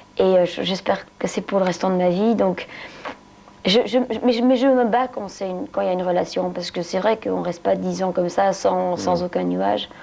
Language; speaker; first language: French; non-native, local second language; Dutch